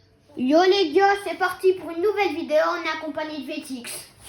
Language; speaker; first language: French; native; French